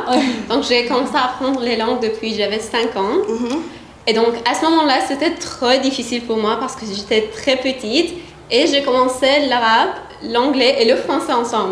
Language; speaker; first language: French; non-native, fluent; Persian